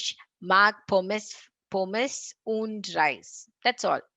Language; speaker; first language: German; non-native, learner; Tamil